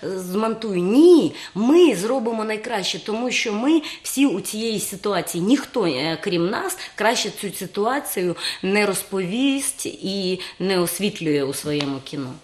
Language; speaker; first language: Ukrainian; native; Ukrainian